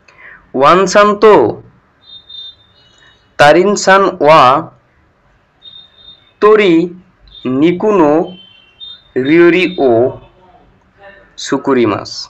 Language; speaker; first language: Japanese; non-native, learner; Bangla